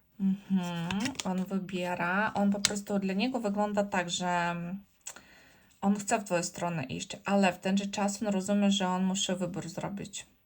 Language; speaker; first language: Polish; non-native, learner; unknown